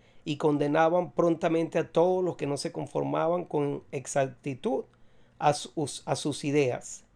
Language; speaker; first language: Spanish; native; Spanish